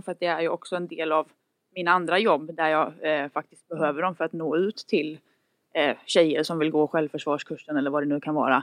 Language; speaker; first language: Swedish; native; Swedish